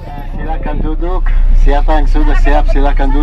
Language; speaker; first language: Indonesian; non-native, fluent; Hebrew